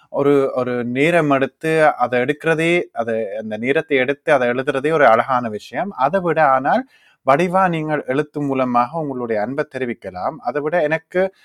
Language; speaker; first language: Tamil; early bilingual, heritage; Tamil